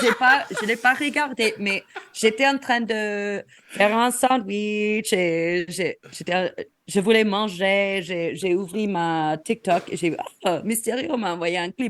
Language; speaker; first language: French; non-native, fluent; English